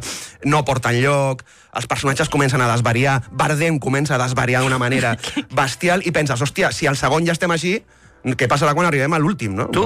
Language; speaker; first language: Catalan; native; Catalan